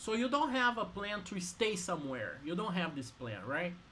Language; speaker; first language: English; non-native, fluent; Portuguese